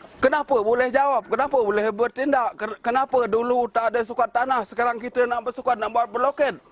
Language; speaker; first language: Malay; non-native, local second language; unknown